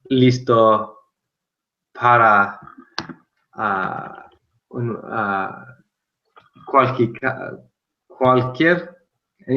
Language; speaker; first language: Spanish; non-native, learner; English